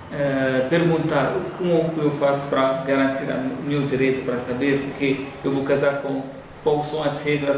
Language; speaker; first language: Portuguese; non-native, fluent; Arabic